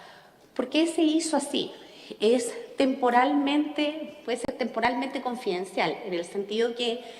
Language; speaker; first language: Spanish; native; Spanish